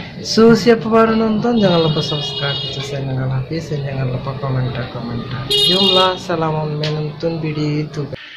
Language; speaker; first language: Indonesian; non-native, learner; Bangla